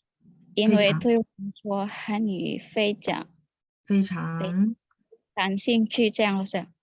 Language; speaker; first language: Chinese; non-native, learner; Indonesian